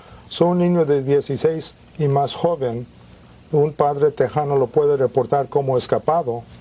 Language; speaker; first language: Spanish; early bilingual, heritage; Spanish